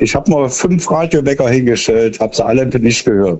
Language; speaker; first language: German; native; German